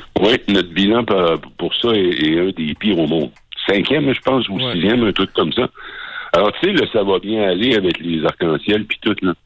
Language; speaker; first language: French; native; French